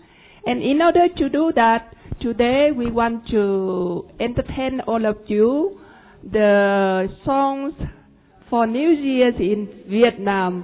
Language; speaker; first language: English; non-native, fluent; Vietnamese